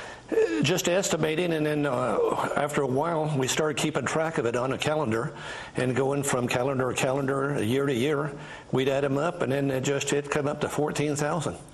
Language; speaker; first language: English; native; English